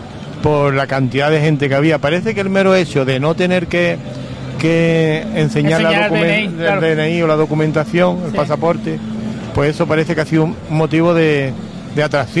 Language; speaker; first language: Spanish; native; Spanish